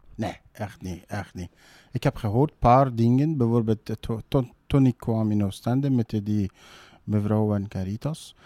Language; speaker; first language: Dutch; non-native, learner; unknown